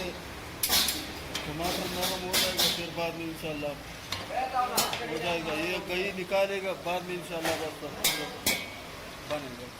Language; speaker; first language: Hindi; non-native, local second language; Pashto